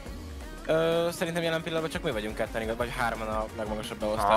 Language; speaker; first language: Hungarian; native; Hungarian